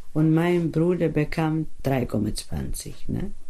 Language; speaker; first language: German; non-native, fluent; Greek